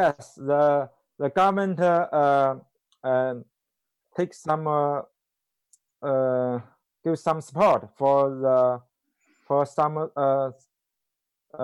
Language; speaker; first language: English; non-native, learner; Chinese